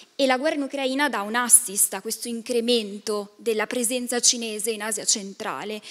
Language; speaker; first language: Italian; native; Italian